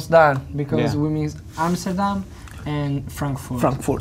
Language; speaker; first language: English; non-native, learner; Italian